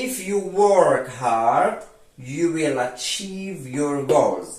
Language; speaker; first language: English; non-native, fluent; Arabic